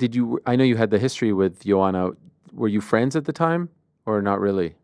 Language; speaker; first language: English; native; English